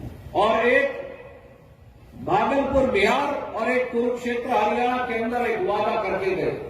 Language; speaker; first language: Hindi; native; Hindi